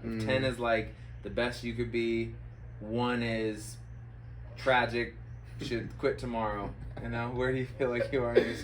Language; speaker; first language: English; native; English